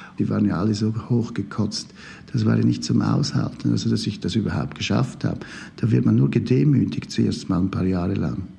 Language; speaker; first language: German; native; German